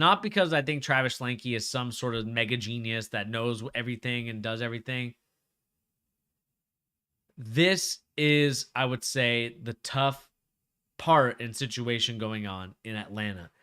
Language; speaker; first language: English; native; English